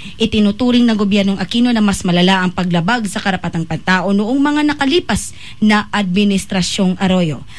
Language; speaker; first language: Filipino; native; Filipino